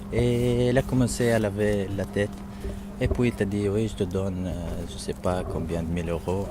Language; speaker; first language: French; non-native, learner; Arabic